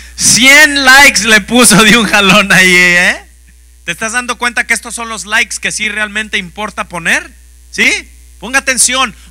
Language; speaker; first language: Spanish; native; Spanish